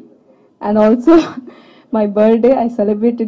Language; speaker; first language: Telugu; non-native, learner; Tamil